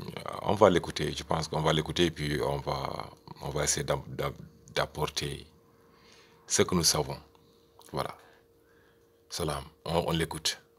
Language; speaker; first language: French; native; French